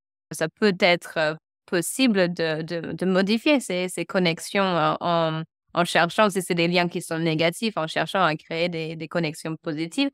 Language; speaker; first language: French; non-native, fluent; English